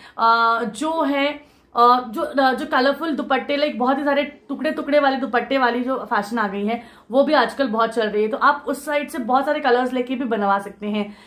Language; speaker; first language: Hindi; non-native, local second language; Marathi